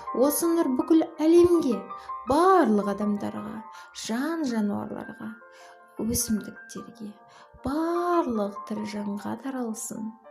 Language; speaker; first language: Kazakh; native; Kazakh